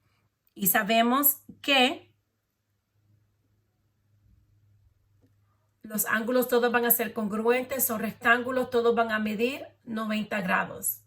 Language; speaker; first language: Spanish; early bilingual, heritage; Spanish